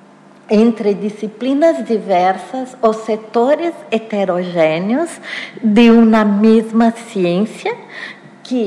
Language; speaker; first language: Spanish; non-native, fluent; Portuguese